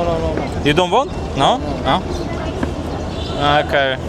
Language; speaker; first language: English; non-native, learner; Slovak